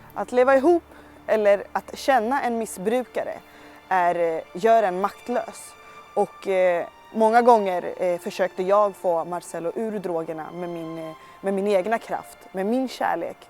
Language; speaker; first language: Swedish; early bilingual, other home language; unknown